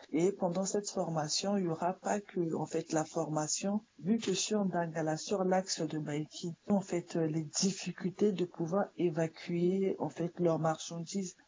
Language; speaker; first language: French; non-native, local second language; Sango